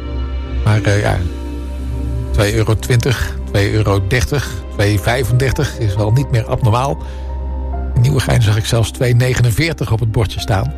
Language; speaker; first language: Dutch; native; Dutch